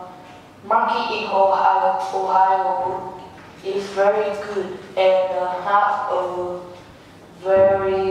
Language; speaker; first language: English; non-native, learner; Vietnamese